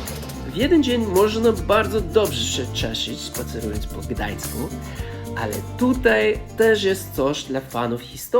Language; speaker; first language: Polish; non-native, fluent; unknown